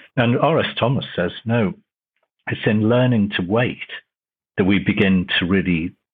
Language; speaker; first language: English; native; English